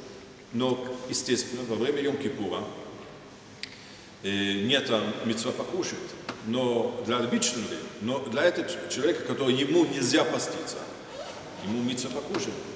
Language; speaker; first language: Russian; non-native, fluent; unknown